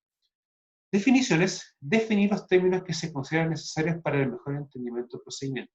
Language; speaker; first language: Spanish; native; Spanish